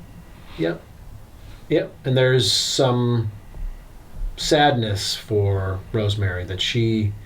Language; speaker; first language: English; native; English